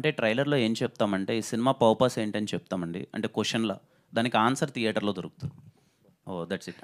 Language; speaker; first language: Telugu; native; Telugu